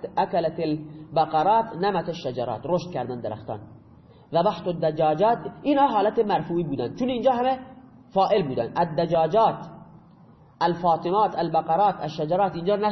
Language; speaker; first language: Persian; non-native, local second language; Baluchi